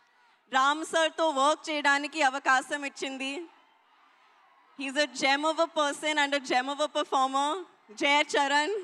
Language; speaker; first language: Telugu; non-native, learner; Hindi